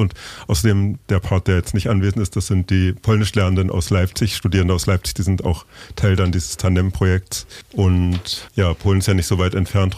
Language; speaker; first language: German; native; German